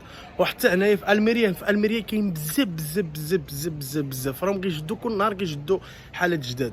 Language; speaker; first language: Arabic; native; Arabic